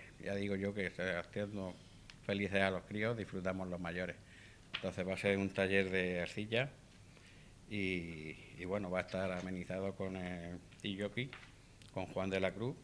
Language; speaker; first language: Spanish; native; Spanish